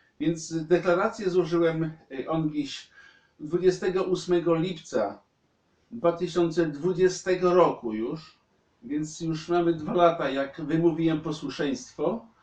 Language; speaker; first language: Polish; native; Polish